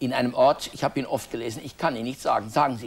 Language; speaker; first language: German; native; German